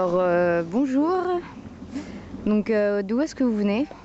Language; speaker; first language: French; native; French